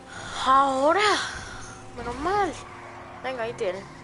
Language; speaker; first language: Spanish; native; Spanish